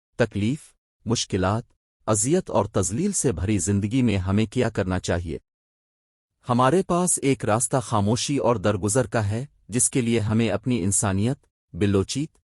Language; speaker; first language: Urdu; non-native, local second language; Baluchi